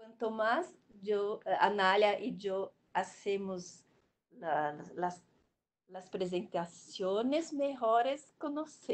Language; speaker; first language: Spanish; non-native, learner; Portuguese